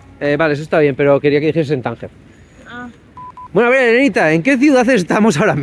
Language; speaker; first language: Spanish; native; Spanish